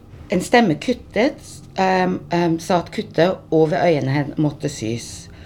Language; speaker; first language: Norwegian; early bilingual, heritage; Norwegian